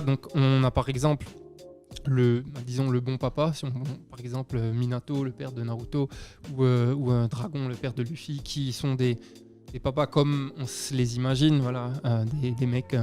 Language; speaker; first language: French; native; French